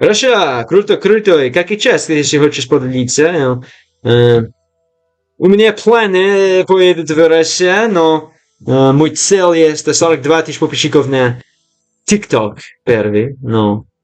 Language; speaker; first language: Russian; non-native, learner; English